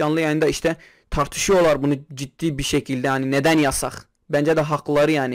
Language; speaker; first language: Turkish; non-native, local second language; Kurdish